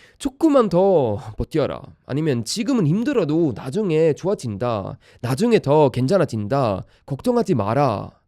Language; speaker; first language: Korean; non-native, fluent; Swedish